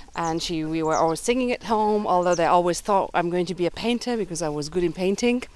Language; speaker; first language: English; early bilingual, heritage; German